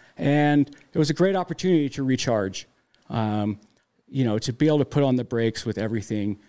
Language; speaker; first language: English; native; English